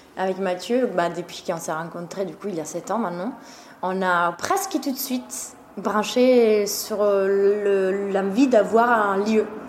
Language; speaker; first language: French; non-native, fluent; Italian